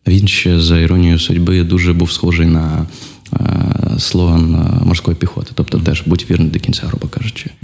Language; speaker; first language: Ukrainian; non-native, local second language; Russian